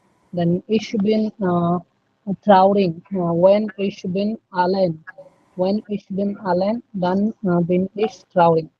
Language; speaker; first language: German; non-native, learner; Hindi